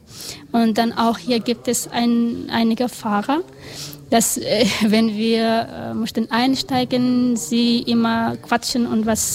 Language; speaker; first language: German; non-native, learner; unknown